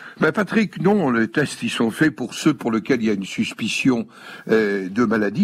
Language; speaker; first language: French; native; French